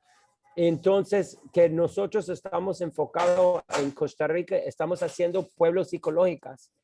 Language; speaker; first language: Spanish; non-native, fluent; English